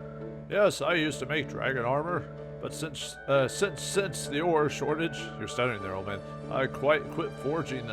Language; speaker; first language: English; native; English